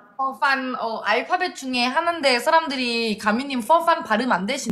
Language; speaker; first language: Korean; non-native, fluent; Thai